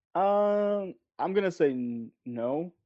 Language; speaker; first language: English; native; English